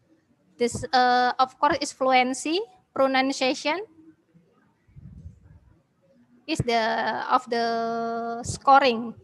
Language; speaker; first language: English; non-native, learner; Indonesian